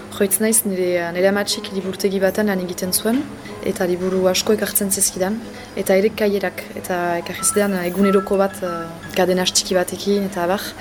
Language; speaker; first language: Basque; non-native, local second language; French